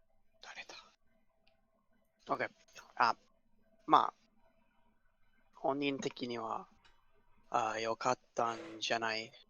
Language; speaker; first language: Japanese; non-native, learner; English